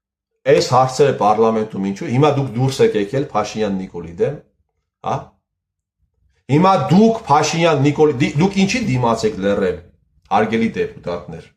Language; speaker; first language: Armenian; native; Armenian